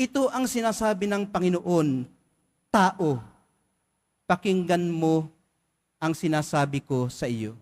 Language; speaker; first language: Filipino; native; Filipino